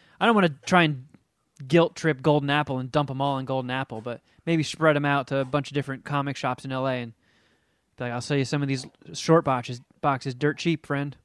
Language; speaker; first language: English; native; English